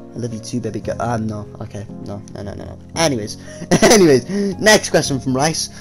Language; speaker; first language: English; native; English